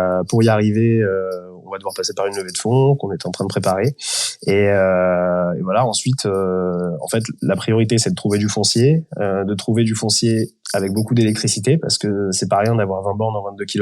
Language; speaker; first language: French; native; French